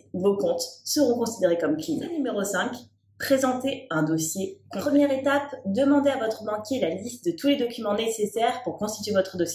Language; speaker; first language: French; native; French